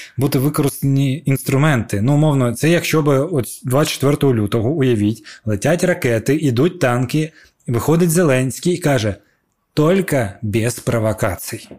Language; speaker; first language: Ukrainian; non-native, local second language; Russian